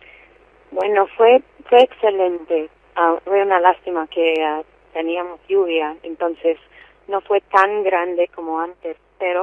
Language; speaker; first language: Spanish; non-native, fluent; English